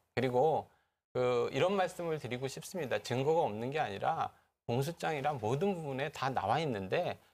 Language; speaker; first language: Korean; native; Korean